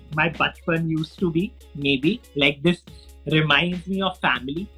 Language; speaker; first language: English; non-native, local second language; Hindi